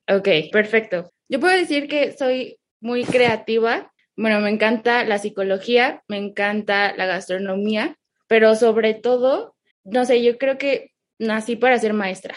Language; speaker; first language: Spanish; early bilingual, heritage; Spanish